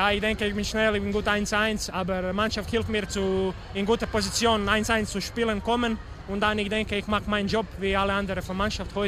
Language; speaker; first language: German; non-native, learner; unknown